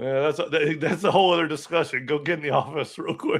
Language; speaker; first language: English; native; English